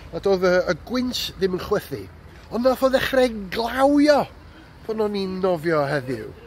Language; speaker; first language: Welsh; native; Welsh